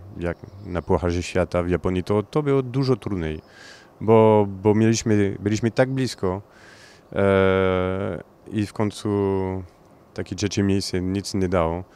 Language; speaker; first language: Polish; non-native, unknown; French